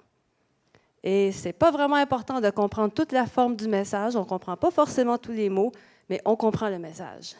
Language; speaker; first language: French; native; French